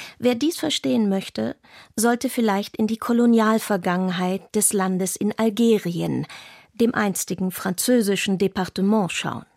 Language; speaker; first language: German; non-native, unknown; Arabic